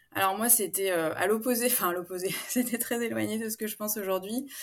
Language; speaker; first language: French; native; French